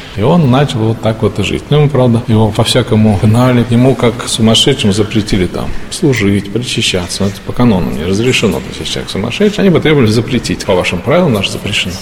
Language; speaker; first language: Russian; native; Russian